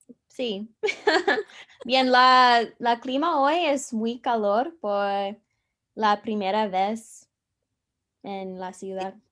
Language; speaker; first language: Spanish; non-native, learner; English